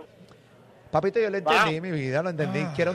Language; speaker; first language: Spanish; native; Spanish